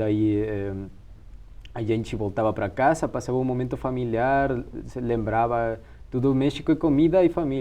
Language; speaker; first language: Portuguese; non-native, fluent; Spanish